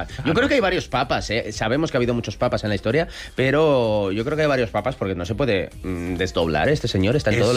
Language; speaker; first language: Spanish; native; Spanish